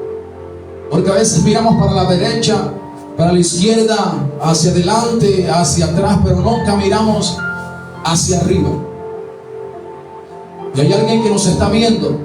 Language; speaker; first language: Spanish; native; Spanish